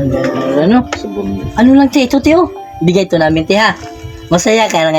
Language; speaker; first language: Filipino; non-native, local second language; Cebuano